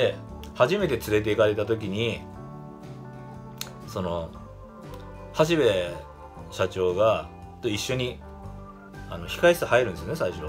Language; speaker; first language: Japanese; native; Japanese